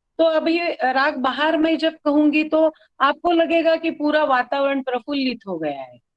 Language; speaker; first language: Hindi; non-native, local second language; Marathi